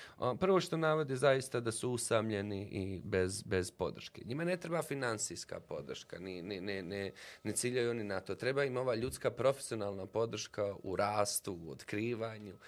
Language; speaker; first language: Bosnian; native; Bosnian